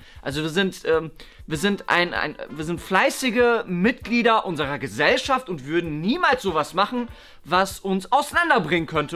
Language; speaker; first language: German; native; German